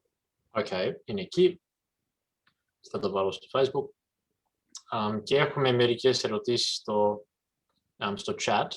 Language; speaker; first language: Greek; early bilingual, heritage; English